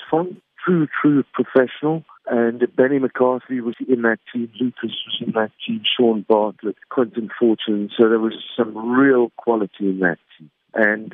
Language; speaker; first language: English; native; English